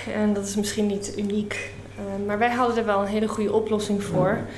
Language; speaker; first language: Dutch; non-native, fluent; English